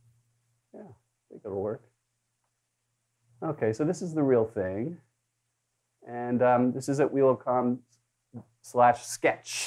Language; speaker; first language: English; native; English